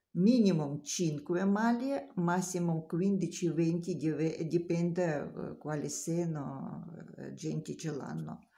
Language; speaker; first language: Italian; non-native, learner; Russian